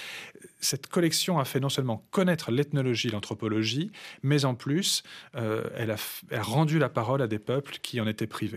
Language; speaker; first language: French; native; French